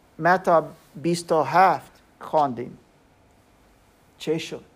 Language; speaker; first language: Persian; non-native, learner; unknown